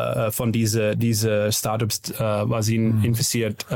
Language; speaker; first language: German; non-native, learner; Dutch